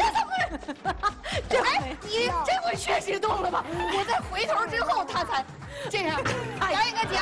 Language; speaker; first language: Chinese; native; Chinese